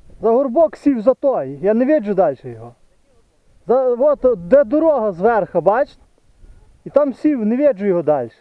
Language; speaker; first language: Ukrainian; native; Ukrainian